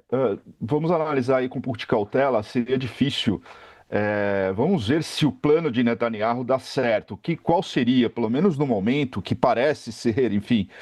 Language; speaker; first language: Portuguese; native; Portuguese